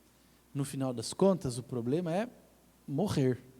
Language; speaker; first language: Portuguese; native; Portuguese